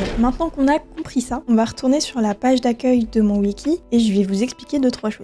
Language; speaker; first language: French; native; French